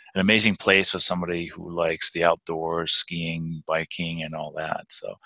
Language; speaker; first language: English; non-native, fluent; Danish